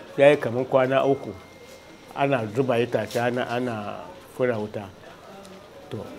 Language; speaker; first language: Hausa; non-native, local second language; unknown